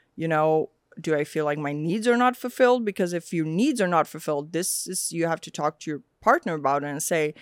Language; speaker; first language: English; early bilingual, other home language; Swedish